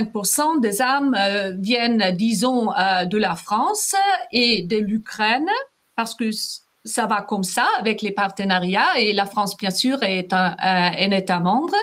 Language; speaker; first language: French; non-native, fluent; German